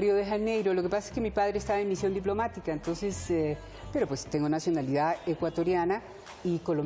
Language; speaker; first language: Spanish; early bilingual, heritage; Spanish